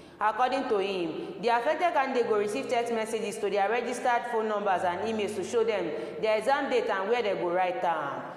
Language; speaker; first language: Nigerian Pidgin; non-native, local second language; Yoruba